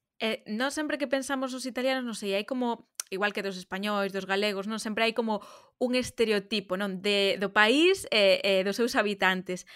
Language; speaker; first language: Galician; native; Galician